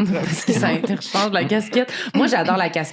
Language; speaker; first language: French; native; French